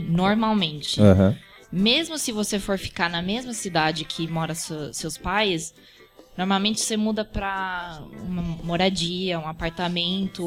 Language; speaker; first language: Portuguese; early bilingual, heritage; Portuguese